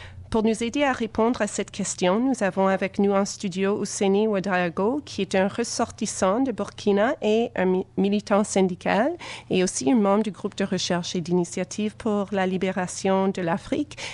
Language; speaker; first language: French; native; French